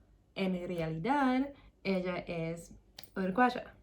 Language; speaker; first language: Spanish; non-native, learner; English